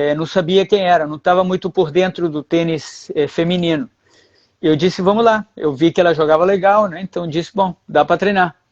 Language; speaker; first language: Portuguese; early bilingual, other home language; Spanish